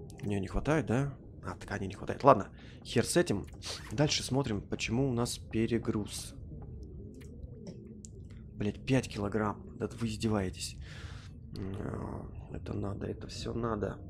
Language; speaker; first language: Russian; native; Russian